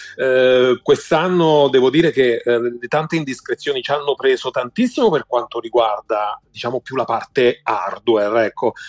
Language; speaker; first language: Italian; native; Italian